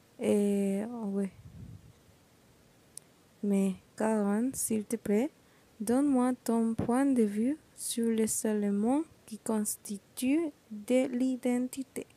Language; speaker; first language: French; non-native, learner; Spanish